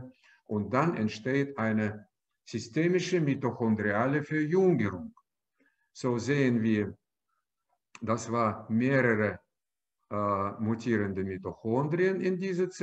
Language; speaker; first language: German; non-native, fluent; Russian